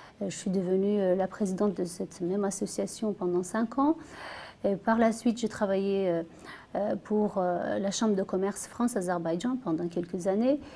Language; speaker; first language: French; non-native, fluent; Azerbaijani